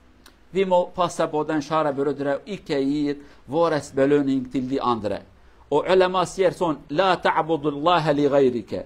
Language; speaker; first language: Norwegian; non-native, learner; Kurdish